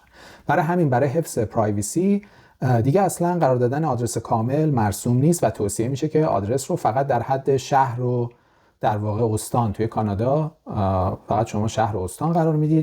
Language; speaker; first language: Persian; native; Persian